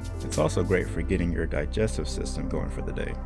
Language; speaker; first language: English; native; English